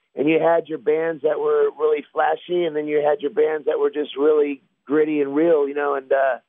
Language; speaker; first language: English; native; English